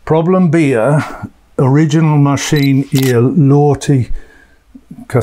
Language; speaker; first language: Latvian; non-native, learner; English